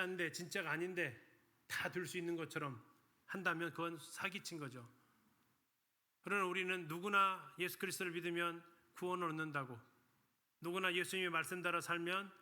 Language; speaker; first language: Korean; native; Korean